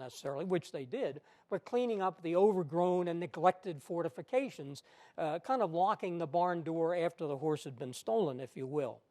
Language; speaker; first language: English; native; English